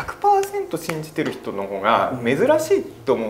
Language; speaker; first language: Japanese; native; Japanese